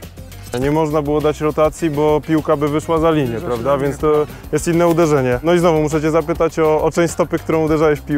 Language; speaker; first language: Polish; native; Polish